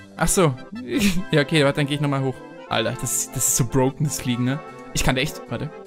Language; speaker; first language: German; native; German